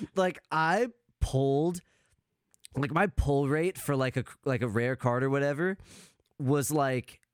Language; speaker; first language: English; native; English